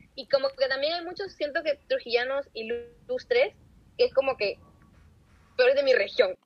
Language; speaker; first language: Spanish; native; Spanish